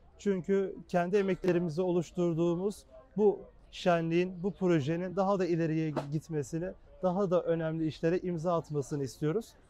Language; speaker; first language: Turkish; native; Turkish